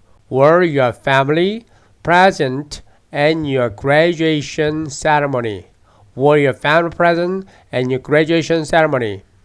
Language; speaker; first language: English; non-native, fluent; Korean